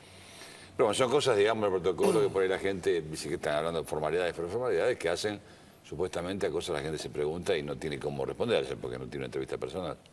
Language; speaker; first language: Spanish; native; Spanish